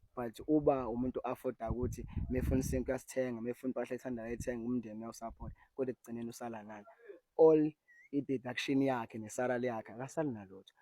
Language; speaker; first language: Zulu; native; Zulu